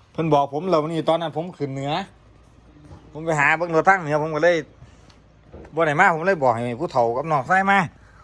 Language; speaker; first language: Thai; native; Thai